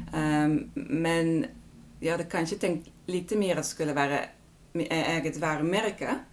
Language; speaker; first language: Swedish; non-native, fluent; Dutch